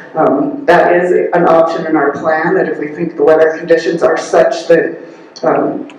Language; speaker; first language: English; native; English